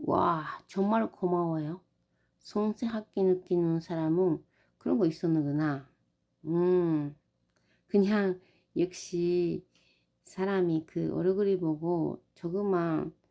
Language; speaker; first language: Korean; non-native, learner; Japanese